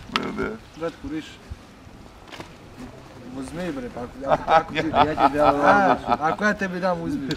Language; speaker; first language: Russian; non-native, learner; Serbian